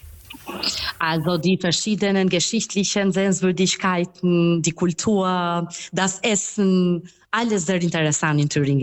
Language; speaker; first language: German; non-native, fluent; Albanian